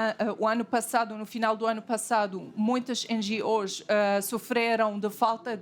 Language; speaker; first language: Portuguese; non-native, fluent; Arabic